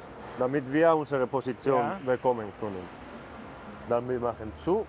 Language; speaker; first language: German; non-native, fluent; Spanish